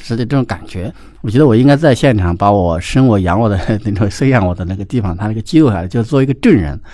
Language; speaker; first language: Chinese; native; Chinese